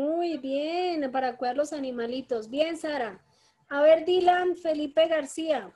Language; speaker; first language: Spanish; native; Spanish